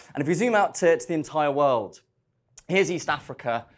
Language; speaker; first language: English; native; English